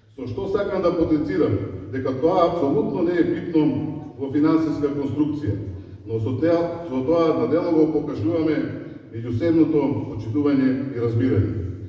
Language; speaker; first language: Macedonian; native; Macedonian